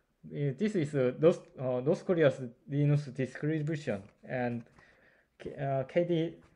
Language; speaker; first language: English; non-native, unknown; Korean